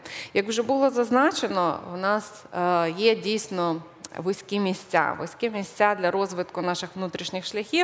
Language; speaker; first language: Ukrainian; native; Ukrainian